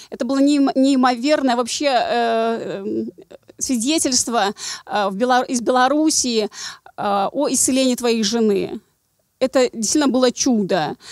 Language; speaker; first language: Russian; native; Russian